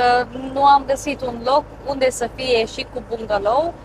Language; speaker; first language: Romanian; non-native, fluent; Bulgarian